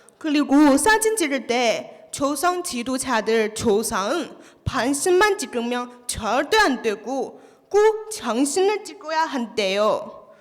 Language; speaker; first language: Korean; non-native, learner; Chinese